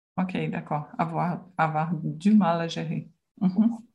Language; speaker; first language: French; non-native, learner; Portuguese